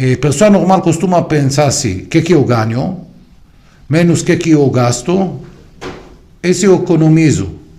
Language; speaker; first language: Portuguese; non-native, fluent; Hebrew